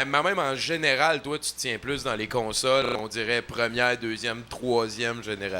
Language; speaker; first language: French; native; French